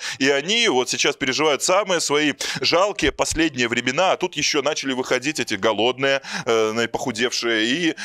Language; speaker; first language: Russian; native; Russian